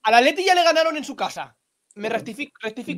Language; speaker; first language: Spanish; native; Spanish